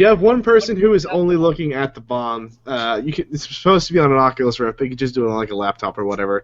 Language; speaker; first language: English; native; English